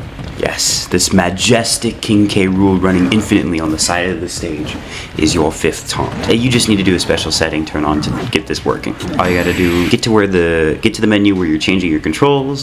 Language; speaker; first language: English; native; English